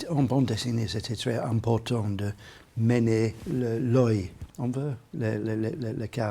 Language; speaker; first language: French; non-native, learner; English